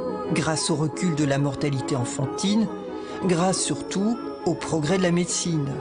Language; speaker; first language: French; native; French